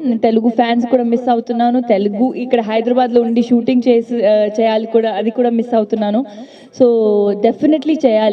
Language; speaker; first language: Telugu; non-native, fluent; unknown